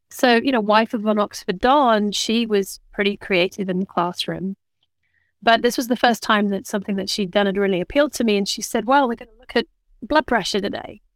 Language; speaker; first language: English; native; English